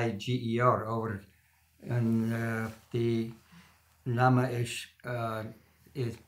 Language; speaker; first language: English; non-native, learner; German